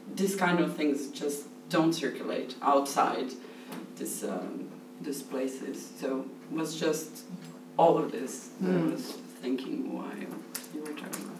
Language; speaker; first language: English; non-native, learner; Portuguese